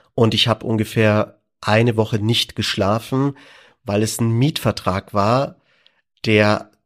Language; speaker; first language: German; native; German